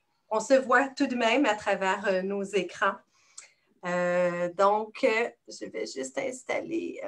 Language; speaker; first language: French; native; French